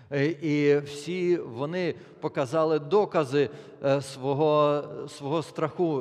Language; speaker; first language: Polish; non-native, learner; Ukrainian